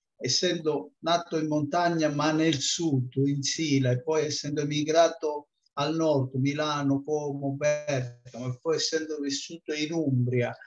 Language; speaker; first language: Italian; native; Italian